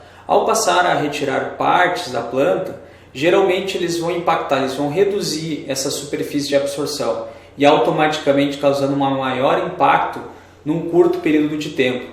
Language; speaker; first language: Portuguese; native; Portuguese